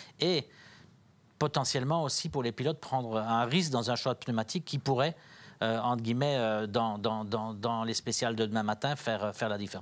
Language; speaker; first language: French; native; French